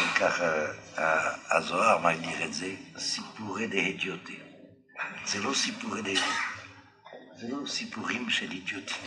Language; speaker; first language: Hebrew; non-native, fluent; French